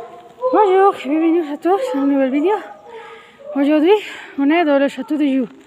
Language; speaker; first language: French; non-native, local second language; Spanish